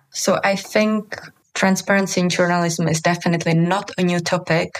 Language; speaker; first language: English; non-native, fluent; Czech